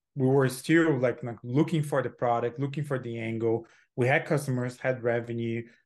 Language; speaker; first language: English; non-native, fluent; Portuguese